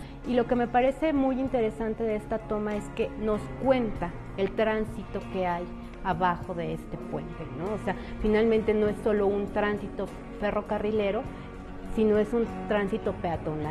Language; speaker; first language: Spanish; native; Spanish